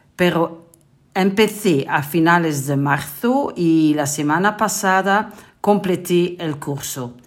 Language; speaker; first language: Spanish; non-native, fluent; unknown